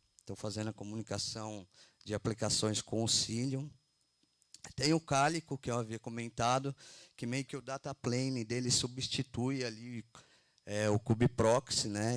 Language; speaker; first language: Portuguese; native; Portuguese